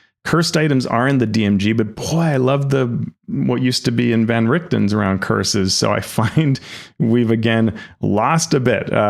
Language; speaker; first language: English; native; English